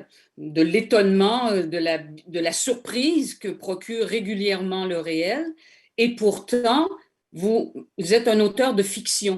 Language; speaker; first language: French; native; French